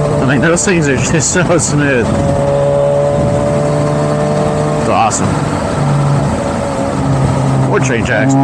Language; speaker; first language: English; native; English